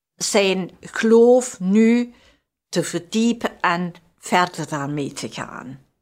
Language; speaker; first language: Dutch; non-native, fluent; English